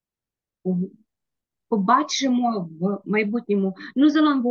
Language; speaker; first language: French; non-native, learner; Ukrainian